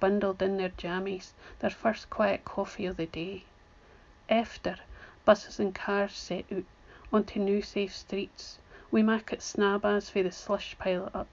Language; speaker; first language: English; native; English